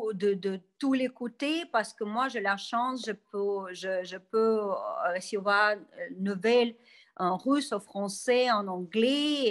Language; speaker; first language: French; non-native, fluent; Russian